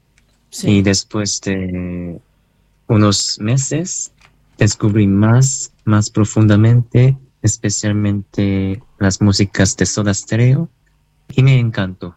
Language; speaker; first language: Spanish; non-native, learner; Korean